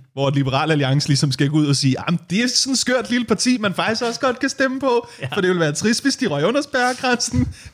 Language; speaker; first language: Danish; native; Danish